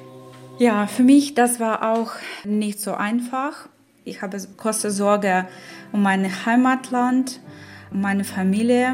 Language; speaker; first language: German; non-native, learner; Ukrainian